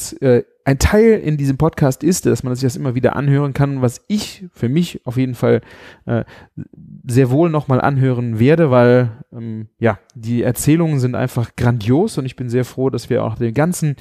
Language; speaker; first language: German; native; German